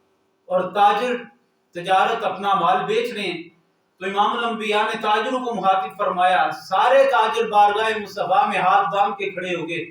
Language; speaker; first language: Urdu; native; Urdu